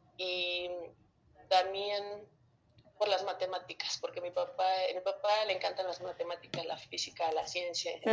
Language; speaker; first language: Spanish; early bilingual, other home language; Russian